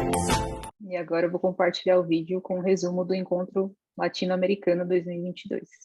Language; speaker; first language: Portuguese; native; Portuguese